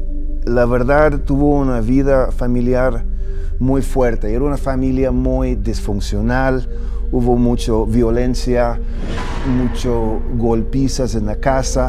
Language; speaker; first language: Spanish; early bilingual, heritage; English